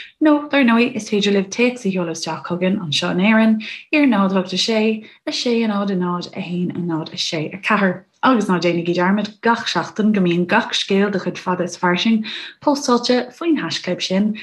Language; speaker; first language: Irish; native; Irish